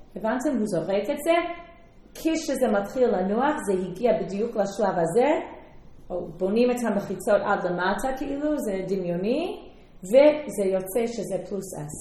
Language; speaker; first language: Hebrew; non-native, fluent; English